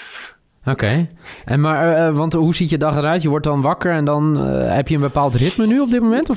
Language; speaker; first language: Dutch; native; Dutch